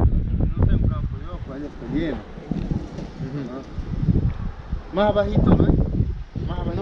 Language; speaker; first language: Spanish; native; Spanish